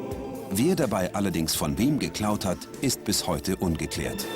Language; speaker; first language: German; native; German